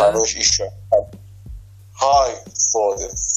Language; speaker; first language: Japanese; non-native, learner; Persian